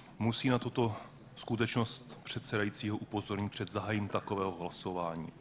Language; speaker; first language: Czech; native; Czech